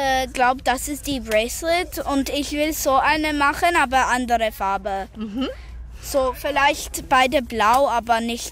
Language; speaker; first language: German; non-native, learner; English